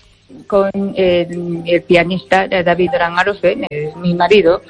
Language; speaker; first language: Spanish; non-native, learner; Japanese